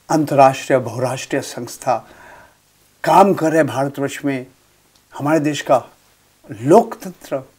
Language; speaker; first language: Hindi; non-native, local second language; Bangla